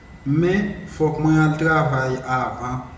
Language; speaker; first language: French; non-native, learner; Haitian Creole